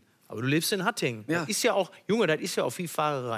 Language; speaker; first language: German; native; German